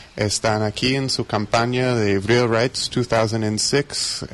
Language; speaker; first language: Spanish; non-native, fluent; English